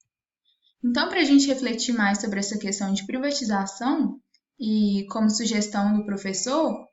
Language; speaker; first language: Portuguese; native; Portuguese